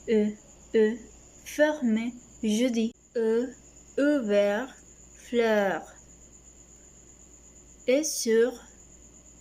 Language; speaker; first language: French; non-native, learner; Spanish